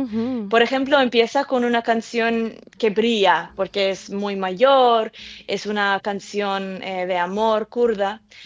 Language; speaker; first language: Spanish; early bilingual, heritage; English